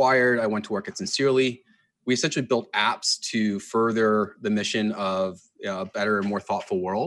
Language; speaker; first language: English; native; English